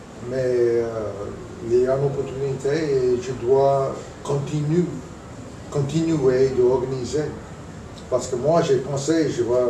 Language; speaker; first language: French; non-native, fluent; English